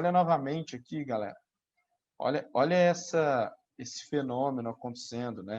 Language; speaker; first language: Portuguese; native; Portuguese